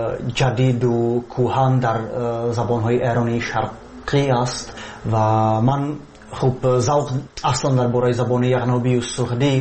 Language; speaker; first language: Persian; non-native, fluent; Czech